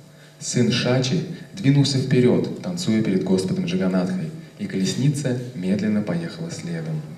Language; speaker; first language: Russian; native; Russian